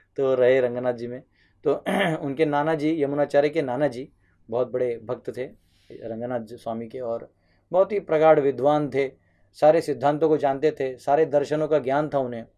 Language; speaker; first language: Hindi; native; Hindi